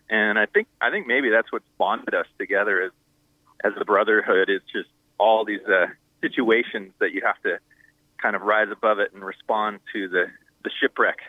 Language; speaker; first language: English; native; English